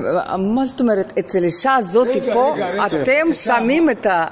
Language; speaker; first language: Hebrew; non-native, fluent; Russian